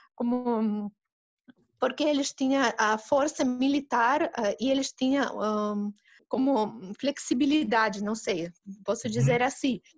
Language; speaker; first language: Portuguese; non-native, fluent; Russian